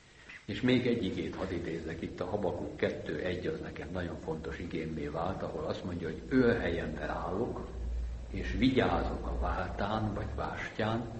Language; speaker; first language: Hungarian; native; Hungarian